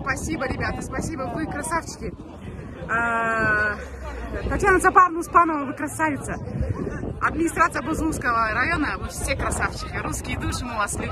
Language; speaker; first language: Russian; non-native, local second language; Kyrgyz